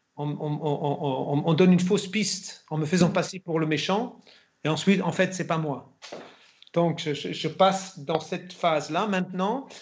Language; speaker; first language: French; non-native, fluent; German